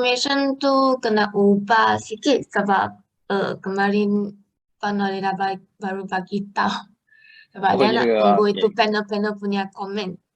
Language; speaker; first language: Malay; native; Malay